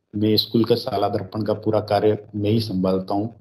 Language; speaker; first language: Hindi; native; Hindi